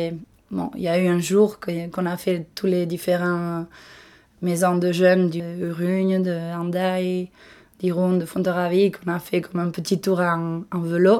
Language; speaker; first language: French; non-native, local second language; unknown